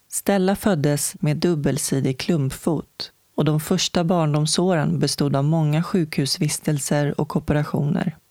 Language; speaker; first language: Swedish; native; Swedish